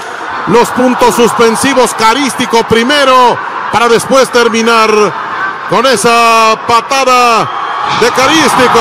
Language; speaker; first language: Spanish; native; Spanish